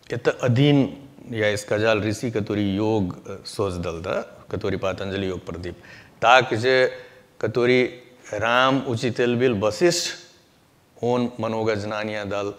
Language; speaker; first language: Russian; non-native, learner; Hindi